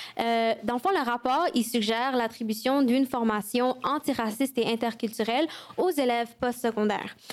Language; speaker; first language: French; early bilingual, other home language; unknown